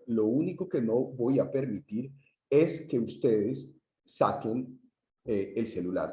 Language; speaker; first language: Spanish; native; Spanish